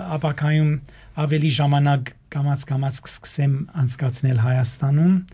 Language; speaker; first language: Armenian; early bilingual, heritage; Armenian